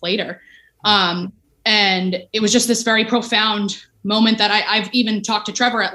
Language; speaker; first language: English; native; English